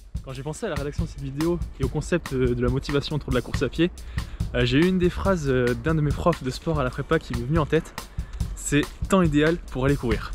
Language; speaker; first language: French; native; French